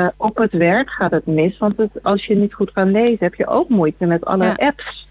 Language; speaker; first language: Dutch; native; Dutch